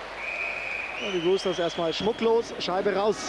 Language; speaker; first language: German; native; German